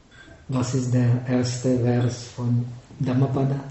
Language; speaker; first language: German; non-native, fluent; Czech